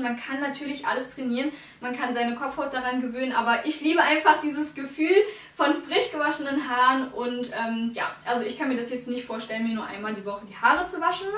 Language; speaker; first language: German; native; German